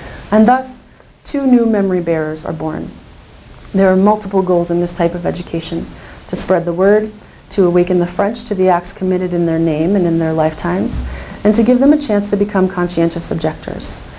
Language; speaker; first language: English; native; English